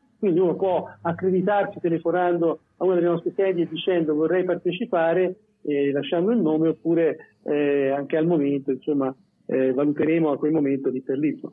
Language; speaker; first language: Italian; native; Italian